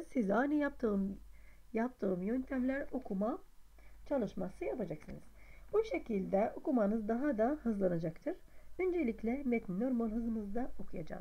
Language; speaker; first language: Turkish; non-native, fluent; Arabic